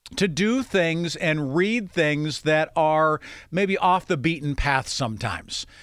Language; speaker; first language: English; native; English